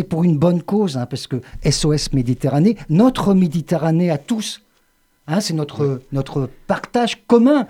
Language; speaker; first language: French; native; French